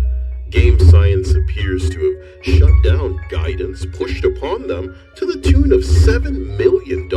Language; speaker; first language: English; native; English